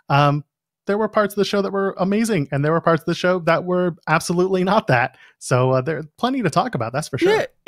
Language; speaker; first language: English; native; English